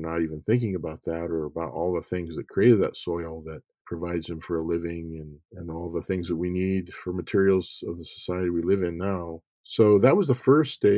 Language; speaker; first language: English; native; English